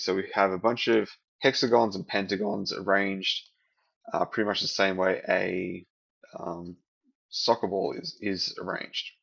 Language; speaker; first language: English; native; English